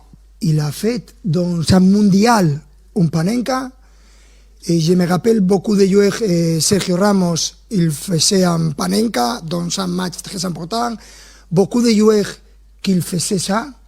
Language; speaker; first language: French; non-native, fluent; Spanish